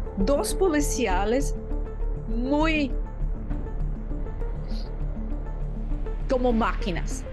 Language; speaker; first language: Spanish; non-native, learner; Portuguese